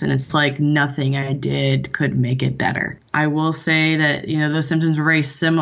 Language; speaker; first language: English; native; English